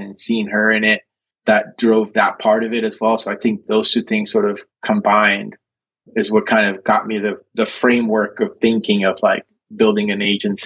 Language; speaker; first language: English; early bilingual, other home language; Spanish